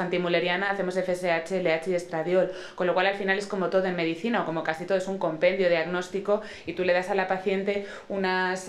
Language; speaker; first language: Spanish; native; Spanish